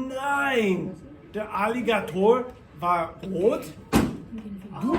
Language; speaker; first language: German; non-native, fluent; English